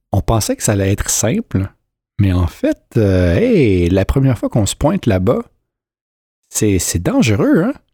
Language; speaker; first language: French; native; French